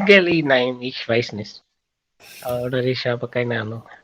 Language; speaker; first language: German; non-native, learner; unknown